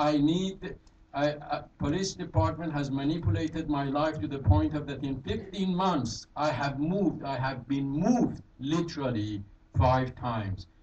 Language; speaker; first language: English; non-native, fluent; Persian